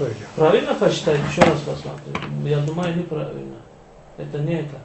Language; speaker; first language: Russian; non-native, learner; Turkish